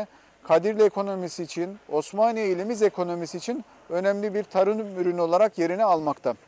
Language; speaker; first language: Turkish; native; Turkish